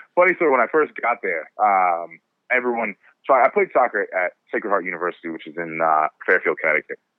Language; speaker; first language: English; native; English